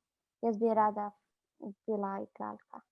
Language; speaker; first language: Slovenian; non-native, learner; Albanian